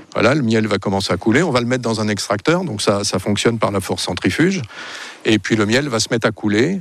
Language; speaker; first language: French; native; French